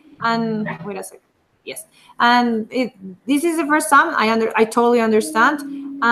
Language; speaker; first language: English; non-native, fluent; Spanish